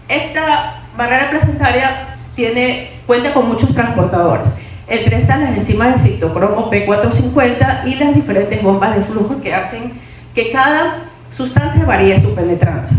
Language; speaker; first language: Spanish; native; Spanish